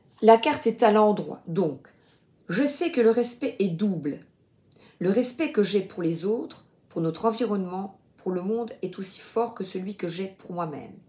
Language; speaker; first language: French; native; French